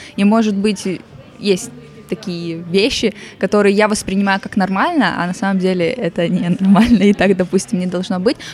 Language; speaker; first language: Russian; native; Russian